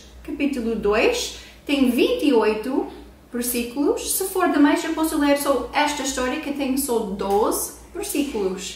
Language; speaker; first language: Portuguese; non-native, fluent; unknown